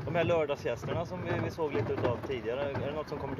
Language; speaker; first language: Swedish; native; Swedish